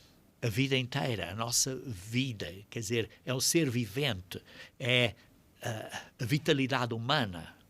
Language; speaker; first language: Portuguese; native; Portuguese